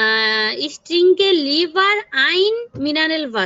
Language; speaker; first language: German; non-native, learner; Bangla